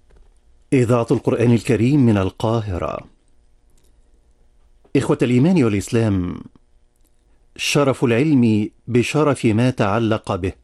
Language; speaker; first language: Arabic; native; Arabic